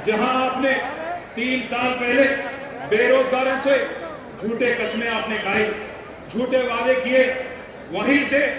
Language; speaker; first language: Hindi; non-native, local second language; Telugu